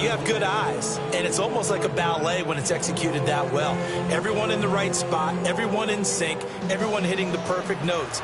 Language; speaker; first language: English; native; English